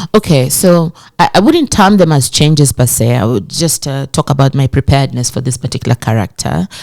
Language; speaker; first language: English; non-native, local second language; Swahili